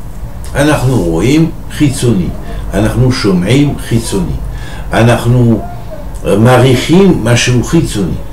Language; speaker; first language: Hebrew; non-native, fluent; French